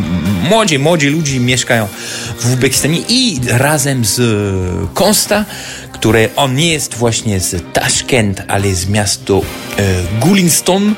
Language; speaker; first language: Polish; non-native, fluent; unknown